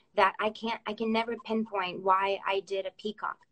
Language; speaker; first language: English; early bilingual, other home language; Russian